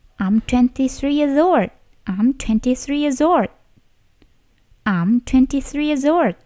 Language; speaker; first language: English; non-native, learner; Indonesian